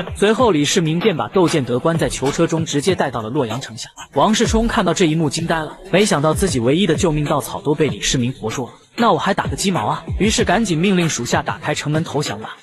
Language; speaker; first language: Chinese; native; Chinese